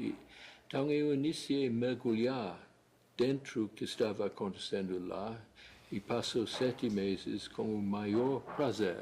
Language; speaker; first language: Portuguese; non-native, fluent; English